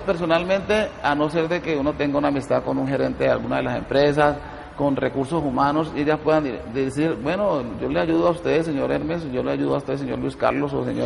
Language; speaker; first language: Spanish; native; Spanish